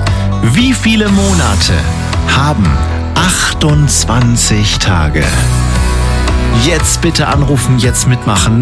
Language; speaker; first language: German; native; German